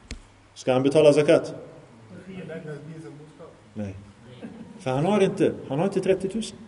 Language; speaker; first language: Swedish; early bilingual, other home language; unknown